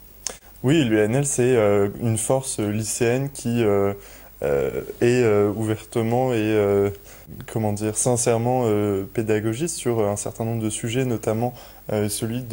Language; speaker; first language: French; native; French